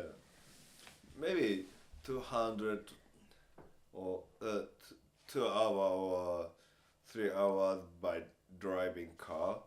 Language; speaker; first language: English; non-native, learner; Japanese